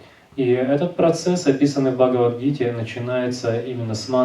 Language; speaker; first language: Russian; native; Russian